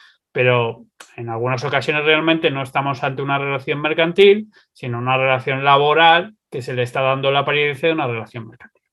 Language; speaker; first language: Spanish; native; Spanish